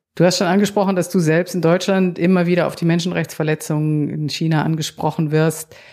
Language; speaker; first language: German; native; German